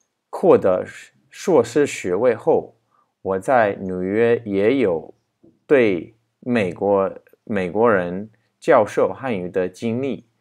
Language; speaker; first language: Chinese; non-native, fluent; English